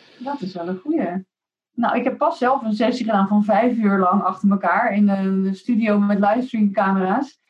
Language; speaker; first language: Dutch; native; Dutch